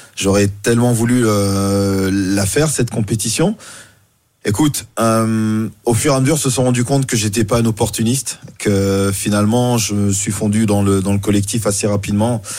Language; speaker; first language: French; native; French